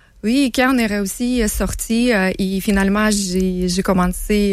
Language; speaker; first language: French; non-native, learner; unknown